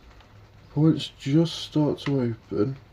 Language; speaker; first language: English; native; English